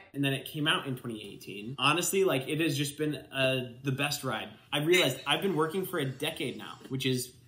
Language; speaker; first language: English; native; English